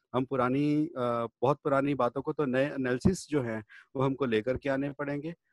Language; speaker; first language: Hindi; native; Hindi